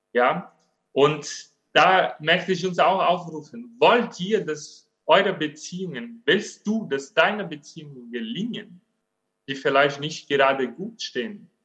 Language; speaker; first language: German; non-native, fluent; Portuguese